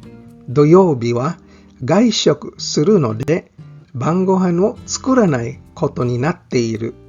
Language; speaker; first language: Japanese; non-native, fluent; English